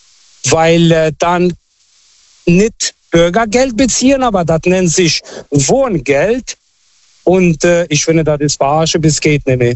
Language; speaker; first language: German; non-native, fluent; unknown